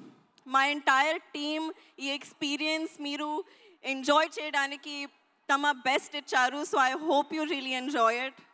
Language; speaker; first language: Telugu; non-native, learner; Hindi